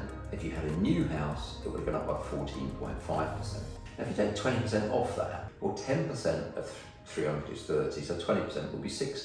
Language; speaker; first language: English; native; English